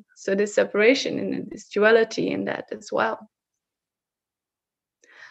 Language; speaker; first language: English; non-native, fluent; Dutch